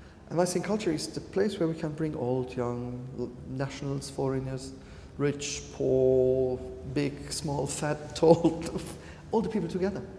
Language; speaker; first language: English; non-native, fluent; Luxembourgish